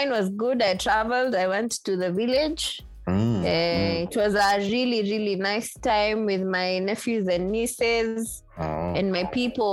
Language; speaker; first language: English; non-native, local second language; Swahili